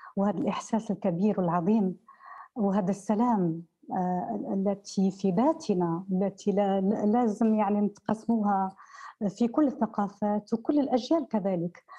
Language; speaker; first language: Arabic; native; Arabic